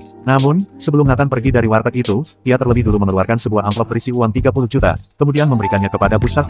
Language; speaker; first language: Indonesian; native; Indonesian